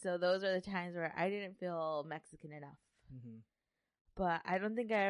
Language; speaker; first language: English; early bilingual, other home language; Spanish